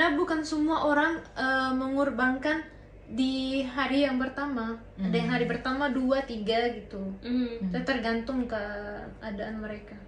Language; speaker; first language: Indonesian; non-native, fluent; Arabic